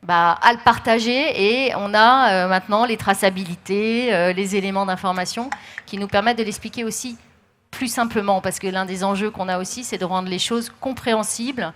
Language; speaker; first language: French; native; French